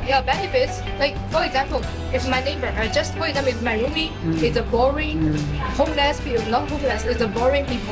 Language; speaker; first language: English; non-native, learner; Chinese